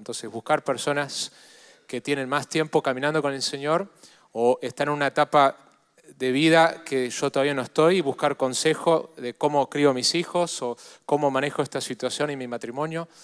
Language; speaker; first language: Spanish; native; Spanish